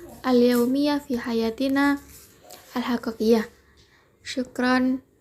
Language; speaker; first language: Arabic; non-native, learner; Indonesian